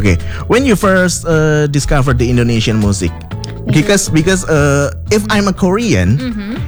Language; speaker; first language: English; non-native, fluent; Indonesian